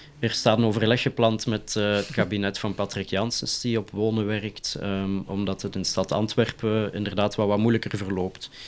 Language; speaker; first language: Dutch; native; Dutch